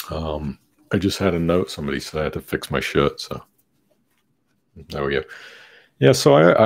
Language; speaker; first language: English; native; English